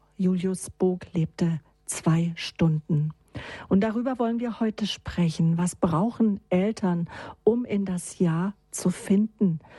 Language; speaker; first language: German; native; German